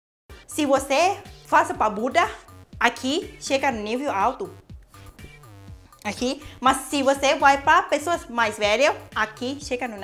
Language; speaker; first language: Portuguese; non-native, learner; Thai